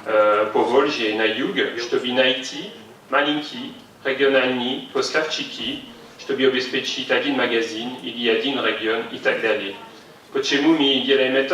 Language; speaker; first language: Russian; non-native, fluent; French